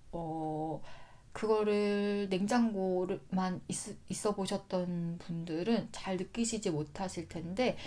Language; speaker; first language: Korean; native; Korean